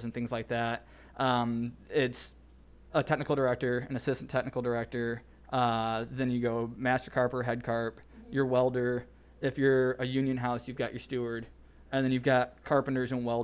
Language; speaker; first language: English; native; English